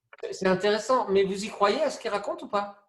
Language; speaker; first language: French; native; French